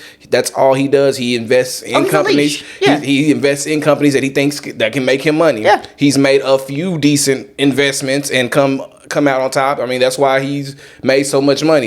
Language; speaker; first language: English; native; English